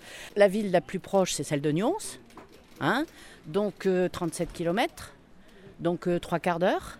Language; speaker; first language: French; native; French